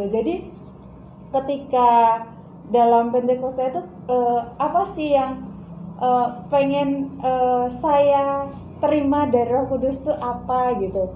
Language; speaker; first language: Indonesian; native; Indonesian